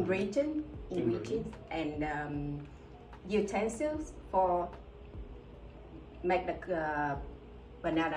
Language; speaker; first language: English; non-native, learner; Vietnamese